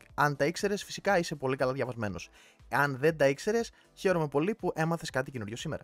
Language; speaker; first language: Greek; native; Greek